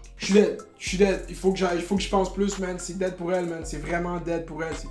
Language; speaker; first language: French; native; French